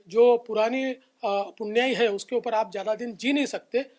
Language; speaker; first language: Hindi; non-native, local second language; Marathi